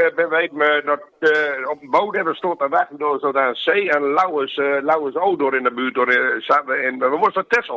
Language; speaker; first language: Dutch; native; Dutch